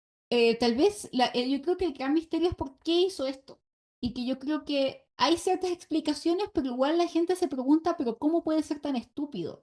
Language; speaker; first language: Spanish; native; Spanish